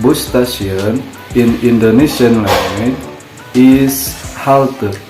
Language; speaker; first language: English; non-native, learner; Indonesian